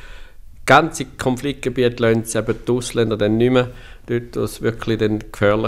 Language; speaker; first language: German; native; German